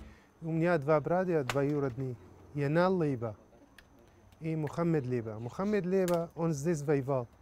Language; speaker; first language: Russian; non-native, learner; Arabic